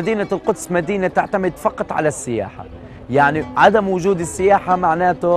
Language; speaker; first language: Arabic; native; Arabic